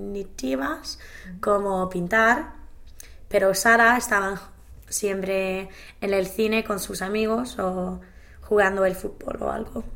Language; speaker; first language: Spanish; non-native, learner; English